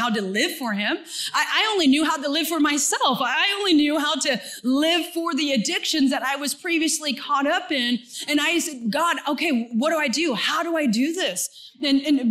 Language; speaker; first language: English; native; English